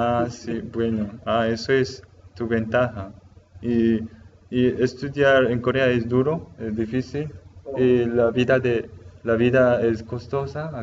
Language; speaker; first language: Spanish; non-native, learner; Korean